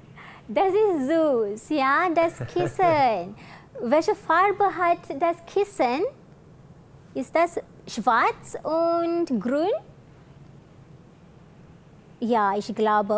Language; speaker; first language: German; non-native, fluent; Malay